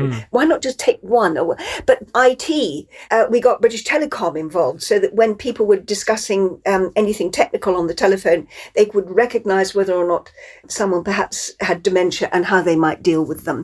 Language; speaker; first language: English; native; English